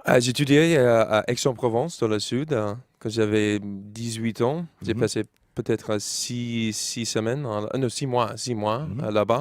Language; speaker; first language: French; non-native, learner; English